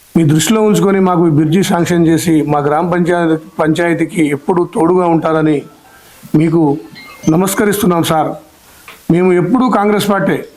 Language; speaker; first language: Telugu; non-native, local second language; Lambadi